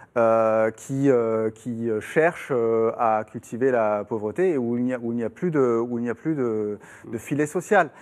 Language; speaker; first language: French; non-native, fluent; German